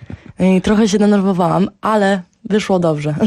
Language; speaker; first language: Polish; early bilingual, heritage; Polish